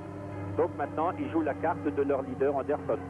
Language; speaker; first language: French; native; French